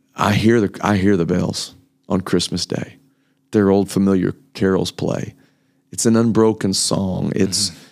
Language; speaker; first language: English; native; English